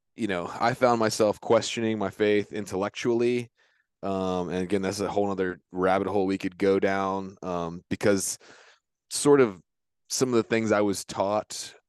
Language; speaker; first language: English; native; English